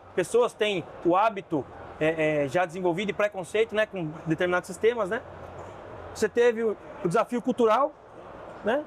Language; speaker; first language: Portuguese; native; Portuguese